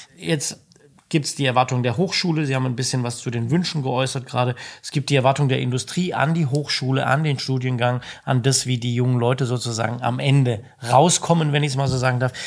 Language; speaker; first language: German; native; German